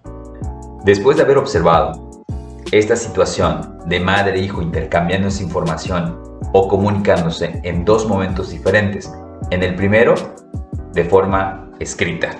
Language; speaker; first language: Spanish; native; Spanish